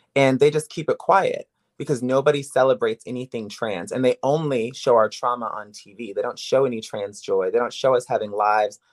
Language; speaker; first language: English; native; English